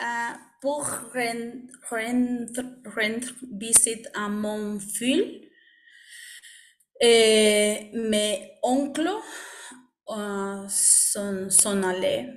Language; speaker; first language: French; non-native, learner; Spanish